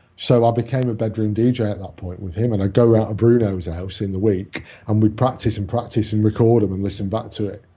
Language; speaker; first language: English; native; English